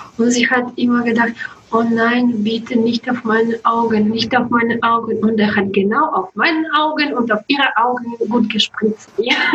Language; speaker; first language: German; non-native, learner; Russian